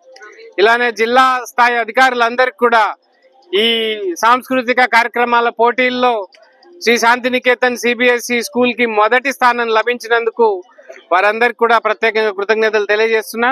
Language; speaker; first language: Telugu; native; Telugu